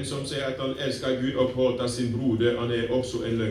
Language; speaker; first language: Swedish; non-native, fluent; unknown